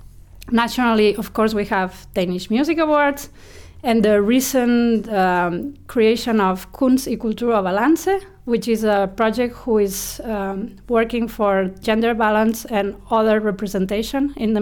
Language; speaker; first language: English; non-native, fluent; Spanish